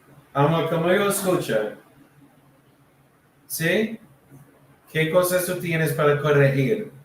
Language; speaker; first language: Spanish; non-native, learner; English